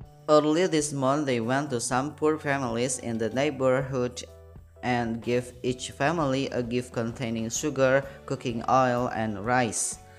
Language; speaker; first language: English; non-native, fluent; Indonesian